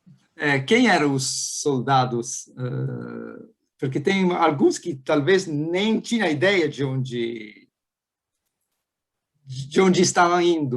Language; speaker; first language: Portuguese; non-native, fluent; Italian